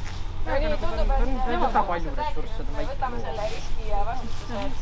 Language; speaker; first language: Estonian; native; Estonian